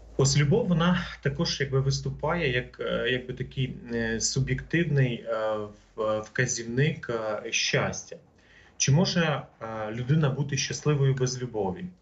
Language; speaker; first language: Ukrainian; native; Ukrainian